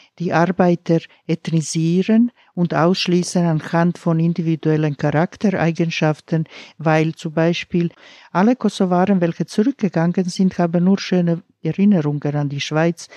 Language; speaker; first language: German; non-native, fluent; Croatian